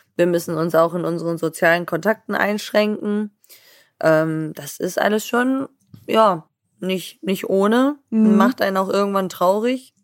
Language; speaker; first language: German; native; German